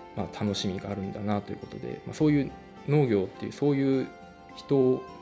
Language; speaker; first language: Japanese; native; Japanese